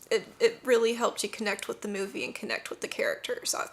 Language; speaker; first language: English; native; English